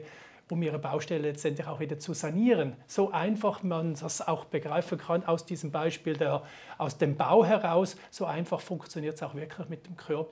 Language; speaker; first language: German; native; German